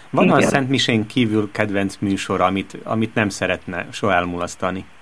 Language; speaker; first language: Hungarian; native; Hungarian